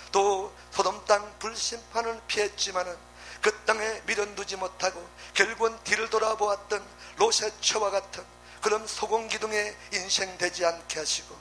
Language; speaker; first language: Korean; native; Korean